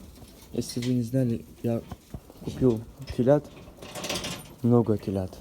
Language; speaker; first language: Russian; non-native, local second language; Ossetic